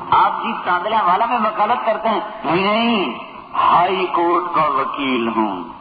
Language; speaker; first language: Urdu; non-native, local second language; Punjabi